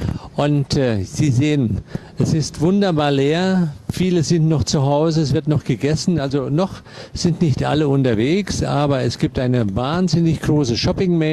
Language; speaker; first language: German; native; German